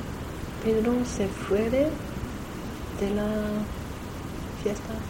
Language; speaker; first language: Spanish; non-native, learner; German